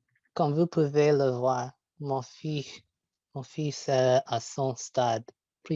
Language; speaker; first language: French; non-native, learner; English